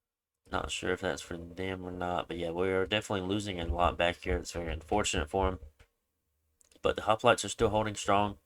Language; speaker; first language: English; native; English